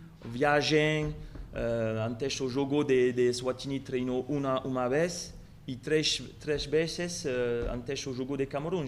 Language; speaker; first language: Portuguese; non-native, learner; French